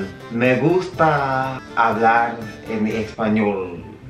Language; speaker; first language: Spanish; non-native, fluent; English